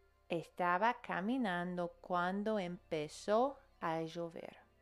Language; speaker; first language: Spanish; non-native, fluent; English